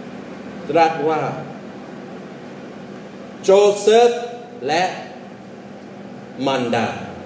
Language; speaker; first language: Thai; non-native, fluent; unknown